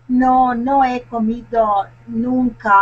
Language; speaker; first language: Spanish; non-native, learner; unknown